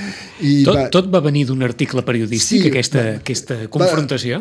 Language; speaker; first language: Catalan; native; Catalan